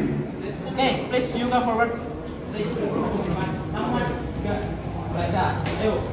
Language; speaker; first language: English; non-native, learner; Indonesian